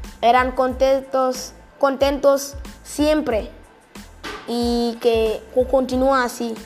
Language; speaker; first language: Spanish; non-native, learner; French